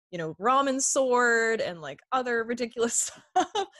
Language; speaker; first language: English; native; English